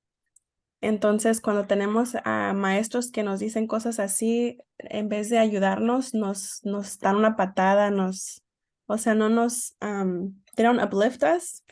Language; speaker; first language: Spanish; early bilingual, heritage; Spanish